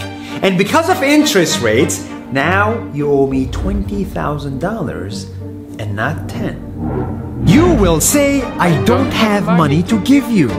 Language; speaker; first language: English; non-native, fluent; Arabic